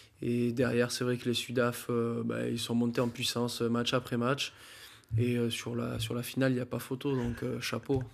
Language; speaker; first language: French; native; French